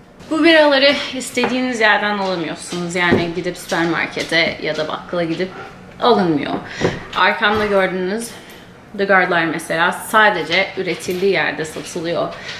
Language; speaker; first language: Turkish; early bilingual, heritage; Turkish